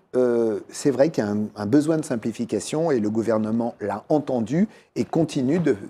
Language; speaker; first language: French; native; French